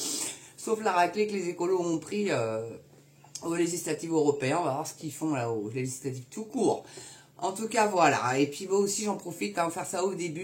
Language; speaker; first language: French; native; French